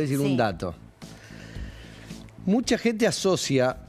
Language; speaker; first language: Spanish; native; Spanish